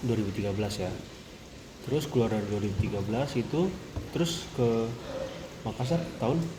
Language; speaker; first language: Indonesian; native; Indonesian